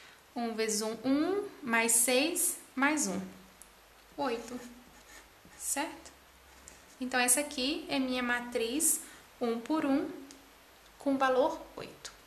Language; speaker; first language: Portuguese; native; Portuguese